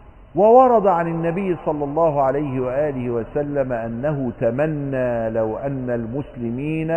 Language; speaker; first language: Arabic; native; Arabic